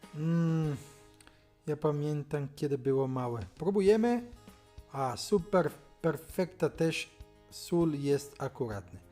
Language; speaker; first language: Polish; non-native, learner; Italian